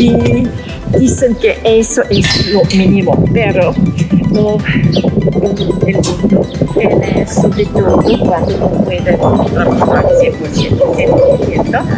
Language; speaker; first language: Spanish; non-native, learner; Italian